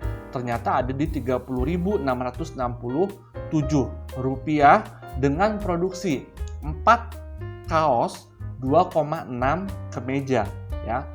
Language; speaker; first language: Indonesian; native; Indonesian